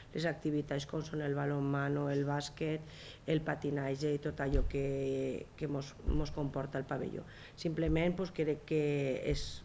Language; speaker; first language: Catalan; native; Catalan